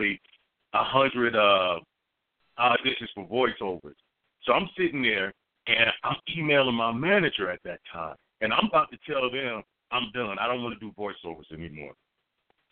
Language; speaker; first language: English; native; English